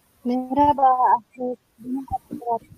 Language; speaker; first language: Turkish; non-native, learner; Uzbek